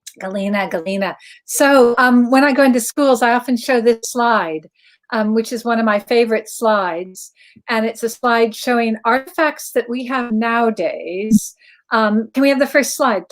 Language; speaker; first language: English; native; English